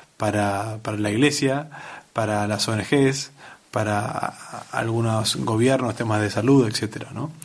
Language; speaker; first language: Spanish; native; Spanish